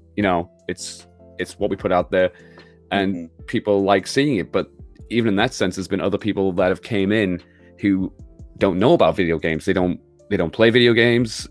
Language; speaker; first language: English; native; English